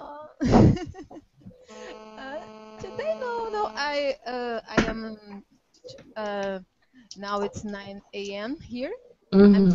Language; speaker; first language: English; non-native, learner; Portuguese